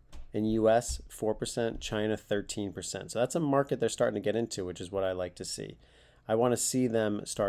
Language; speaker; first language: English; native; English